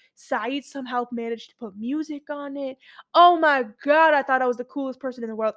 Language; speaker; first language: English; early bilingual, other home language; Arabic